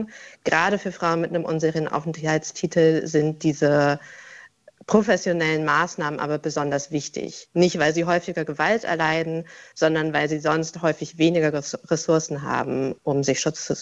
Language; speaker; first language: German; native; German